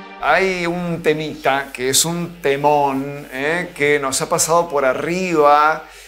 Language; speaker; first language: Spanish; native; Spanish